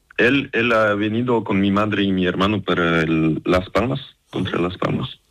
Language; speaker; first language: Spanish; non-native, fluent; Serbian